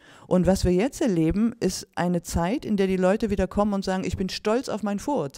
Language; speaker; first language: German; native; German